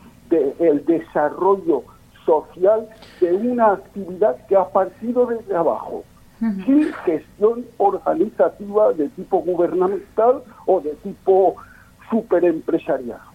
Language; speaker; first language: Spanish; native; Spanish